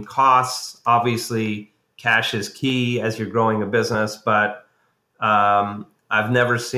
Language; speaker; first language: English; native; English